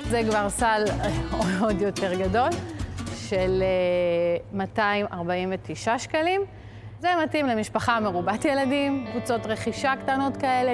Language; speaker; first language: Hebrew; native; Hebrew